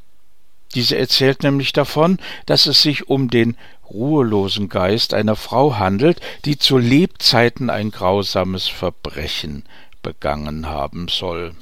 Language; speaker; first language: German; native; German